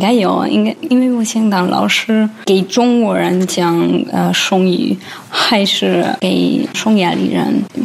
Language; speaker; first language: Chinese; non-native, fluent; Hungarian